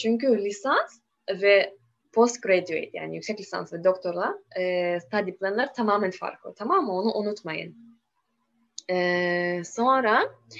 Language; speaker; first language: Turkish; non-native, learner; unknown